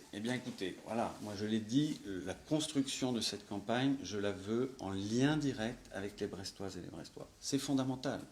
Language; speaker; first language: French; native; French